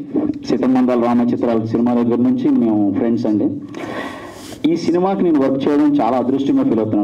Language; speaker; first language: Telugu; native; Telugu